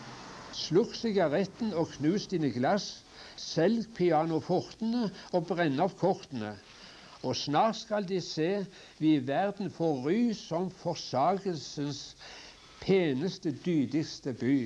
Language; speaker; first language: Norwegian; native; Norwegian